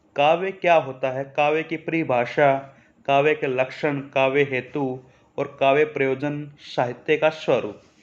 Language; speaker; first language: Hindi; native; Hindi